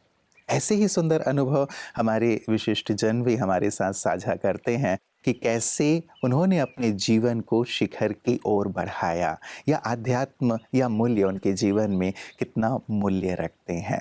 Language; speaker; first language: Hindi; native; Hindi